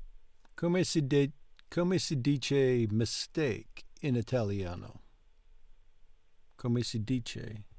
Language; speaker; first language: Italian; non-native, learner; English